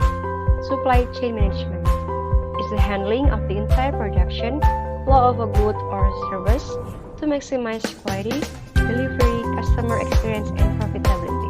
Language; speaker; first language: English; non-native, learner; Indonesian